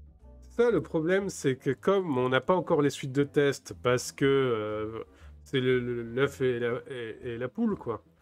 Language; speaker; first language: French; native; French